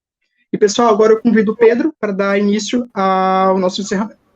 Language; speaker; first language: Portuguese; native; Portuguese